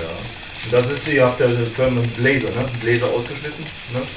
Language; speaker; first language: German; native; German